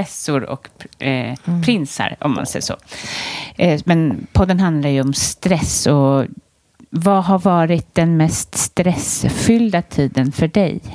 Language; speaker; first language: Swedish; native; Swedish